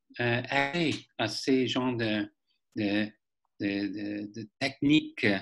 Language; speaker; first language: French; non-native, fluent; English